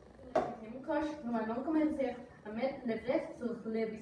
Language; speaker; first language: French; non-native, learner; Spanish